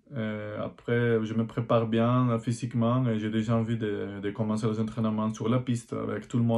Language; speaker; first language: French; non-native, fluent; Spanish